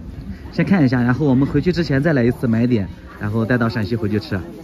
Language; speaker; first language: Chinese; native; Chinese